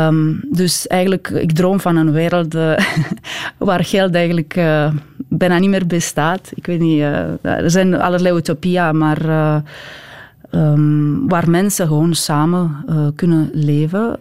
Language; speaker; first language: Dutch; non-native, fluent; Romanian